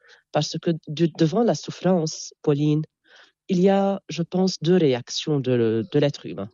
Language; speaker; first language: French; non-native, local second language; Arabic